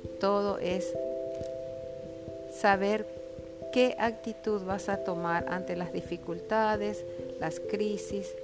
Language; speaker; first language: Spanish; native; Spanish